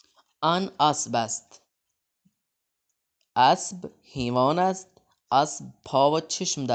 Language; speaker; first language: Persian; non-native, fluent; Urdu